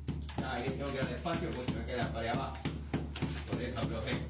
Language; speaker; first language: Spanish; native; Spanish